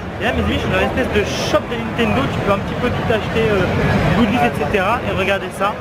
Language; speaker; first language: French; native; French